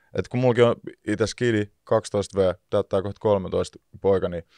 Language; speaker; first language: Finnish; native; Finnish